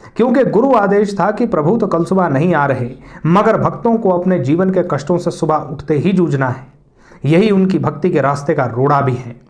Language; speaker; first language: Hindi; native; Hindi